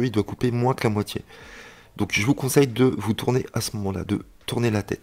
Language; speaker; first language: French; native; French